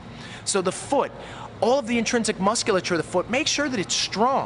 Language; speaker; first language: English; native; English